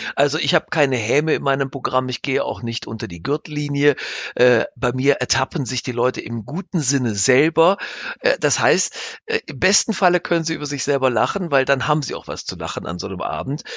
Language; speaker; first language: German; native; German